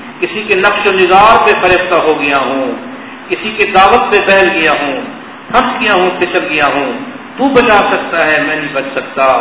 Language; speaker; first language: Urdu; non-native, local second language; Saraiki